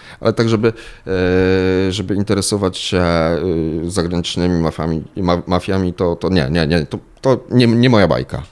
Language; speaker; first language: Polish; native; Polish